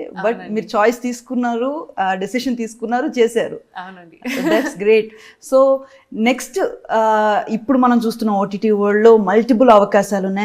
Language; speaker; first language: Telugu; native; Telugu